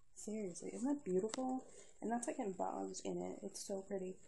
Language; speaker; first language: English; native; English